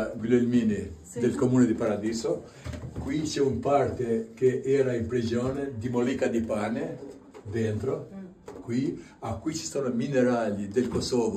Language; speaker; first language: Italian; non-native, learner; Albanian